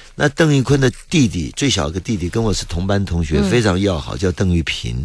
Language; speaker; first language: Chinese; native; Chinese